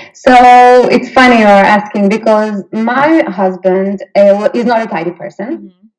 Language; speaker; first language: English; non-native, fluent; Hebrew